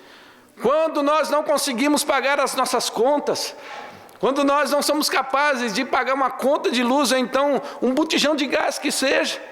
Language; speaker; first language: Portuguese; native; Portuguese